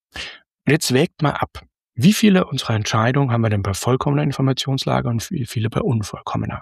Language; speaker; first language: German; native; German